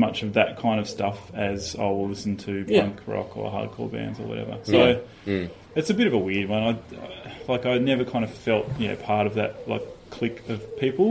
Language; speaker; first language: English; native; English